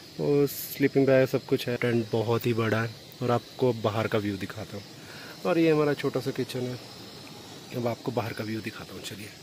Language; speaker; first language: Hindi; non-native, local second language; Punjabi